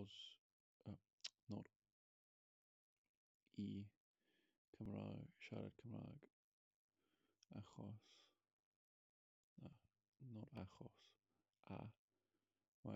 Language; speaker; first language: Welsh; non-native, learner; English